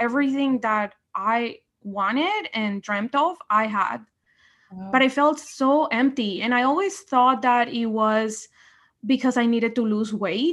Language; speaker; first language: English; non-native, fluent; Spanish